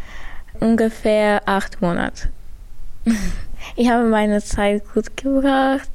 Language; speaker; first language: German; non-native, learner; Armenian